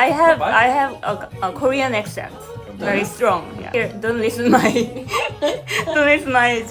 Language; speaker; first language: English; non-native, learner; Korean